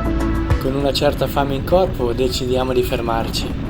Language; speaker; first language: Italian; native; Italian